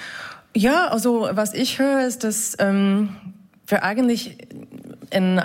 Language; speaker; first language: German; non-native, fluent; English